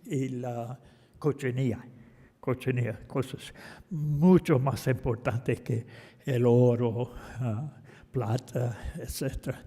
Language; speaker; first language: Spanish; non-native, fluent; English